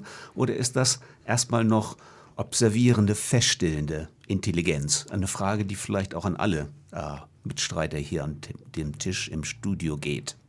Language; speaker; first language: German; native; German